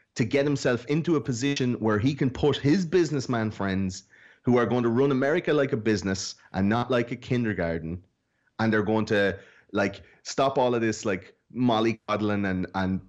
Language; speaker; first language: English; native; English